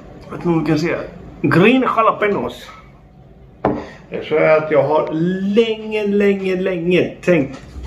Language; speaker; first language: Swedish; native; Swedish